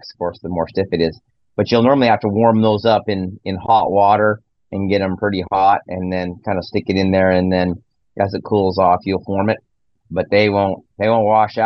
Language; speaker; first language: English; native; English